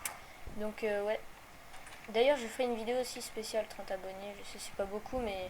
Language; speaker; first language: French; native; French